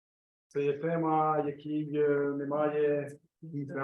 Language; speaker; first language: Ukrainian; native; Ukrainian